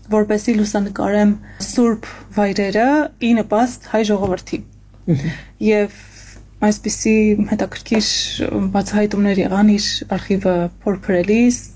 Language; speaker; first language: Armenian; native; Armenian